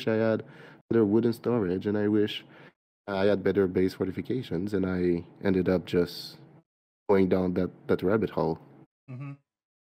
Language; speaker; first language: English; non-native, fluent; French